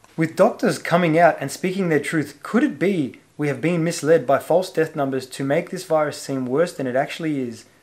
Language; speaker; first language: English; native; English